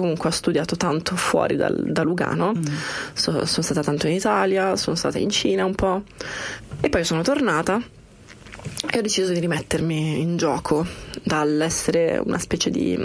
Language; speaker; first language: Italian; native; Italian